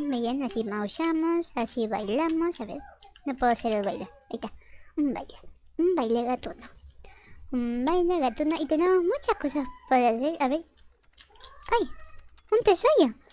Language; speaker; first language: Spanish; native; Spanish